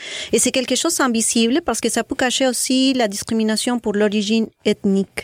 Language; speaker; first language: French; non-native, fluent; Spanish